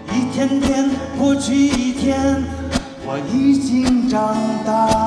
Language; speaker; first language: Chinese; native; Chinese